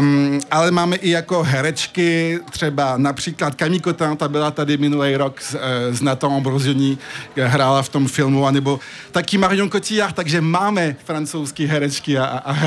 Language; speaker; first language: Czech; early bilingual, heritage; French